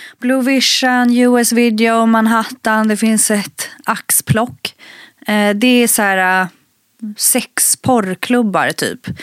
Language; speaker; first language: Swedish; early bilingual, other home language; Spanish